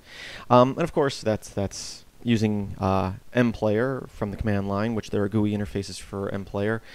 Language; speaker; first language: English; native; English